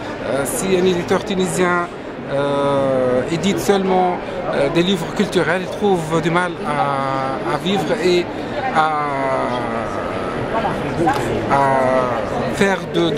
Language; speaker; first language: French; non-native, local second language; Arabic